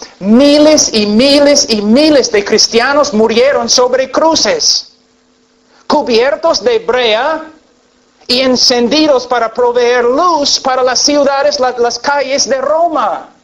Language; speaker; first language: Spanish; non-native, fluent; English